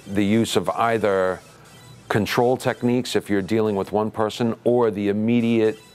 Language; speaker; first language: English; native; English